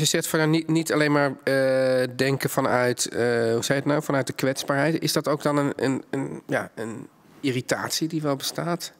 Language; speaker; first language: Dutch; native; Dutch